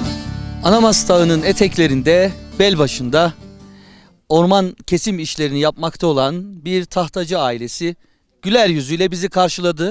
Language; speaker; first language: Turkish; native; Turkish